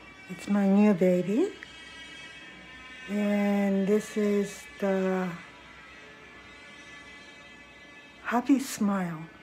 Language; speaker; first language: English; non-native, fluent; Japanese